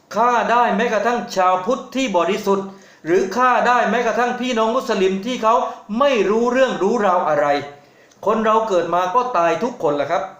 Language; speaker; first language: Thai; native; Thai